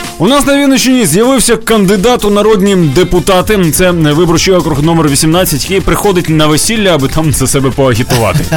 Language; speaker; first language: Ukrainian; native; Ukrainian